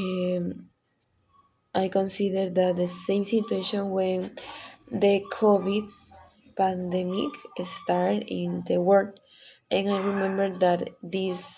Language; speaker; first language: English; non-native, learner; Spanish